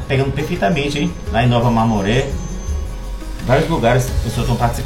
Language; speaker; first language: Portuguese; native; Portuguese